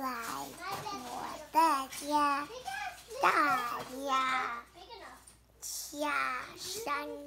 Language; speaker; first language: Chinese; early bilingual, heritage; Chinese